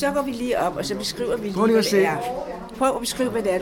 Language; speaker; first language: Danish; native; Danish